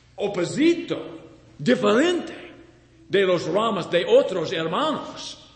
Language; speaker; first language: Spanish; non-native, learner; English